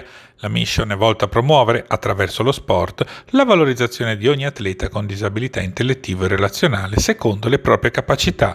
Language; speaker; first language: Italian; native; Italian